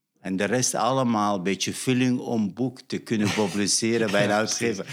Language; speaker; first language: Dutch; non-native, fluent; Arabic